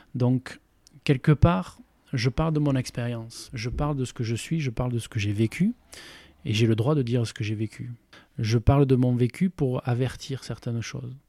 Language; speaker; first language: French; native; French